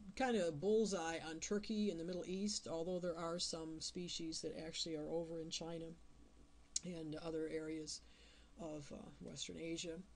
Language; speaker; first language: English; native; English